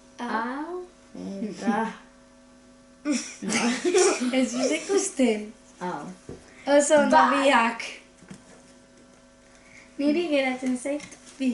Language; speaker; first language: Basque; non-native, local second language; Spanish